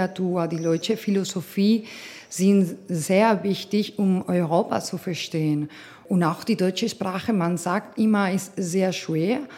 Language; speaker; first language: German; non-native, fluent; Spanish